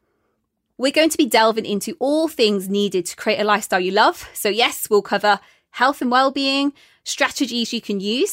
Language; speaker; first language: English; native; English